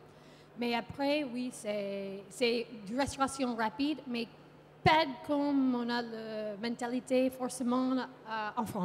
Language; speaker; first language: French; non-native, fluent; English